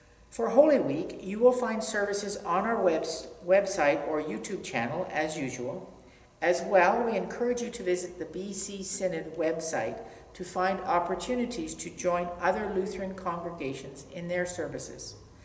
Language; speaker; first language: English; native; English